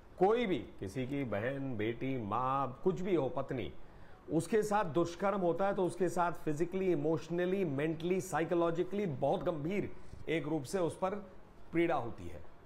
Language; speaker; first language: Hindi; native; Hindi